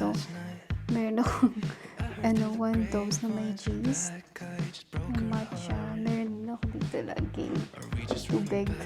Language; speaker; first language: Filipino; native; Filipino